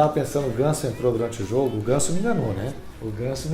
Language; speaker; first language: Portuguese; native; Portuguese